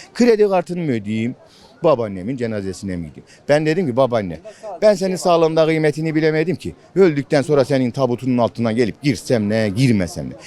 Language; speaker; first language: Turkish; native; Turkish